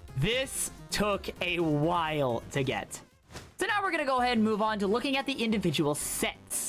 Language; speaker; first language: English; native; English